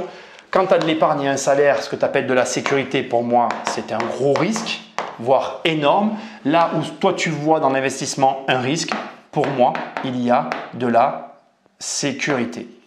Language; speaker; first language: French; native; French